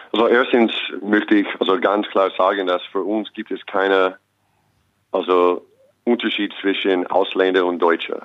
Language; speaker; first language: German; non-native, fluent; English